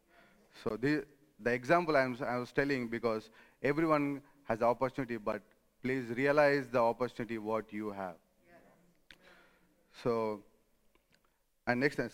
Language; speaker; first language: English; non-native, local second language; Telugu